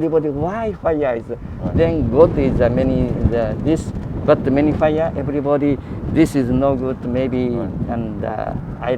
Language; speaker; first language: English; non-native, learner; Japanese